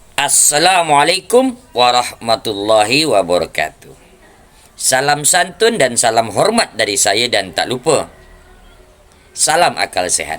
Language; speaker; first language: Indonesian; non-native, local second language; Minangkabau